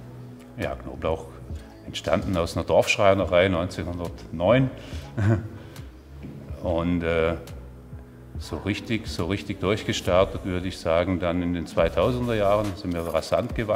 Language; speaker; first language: German; native; German